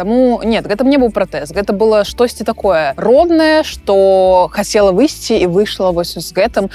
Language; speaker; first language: Belarusian; non-native, local second language; Russian